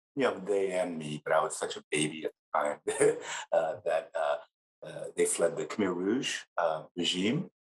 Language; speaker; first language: English; native; English